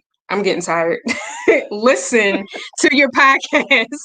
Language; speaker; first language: English; native; English